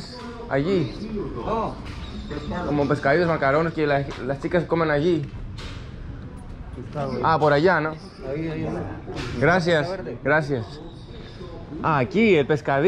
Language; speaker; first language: Spanish; non-native, learner; Greek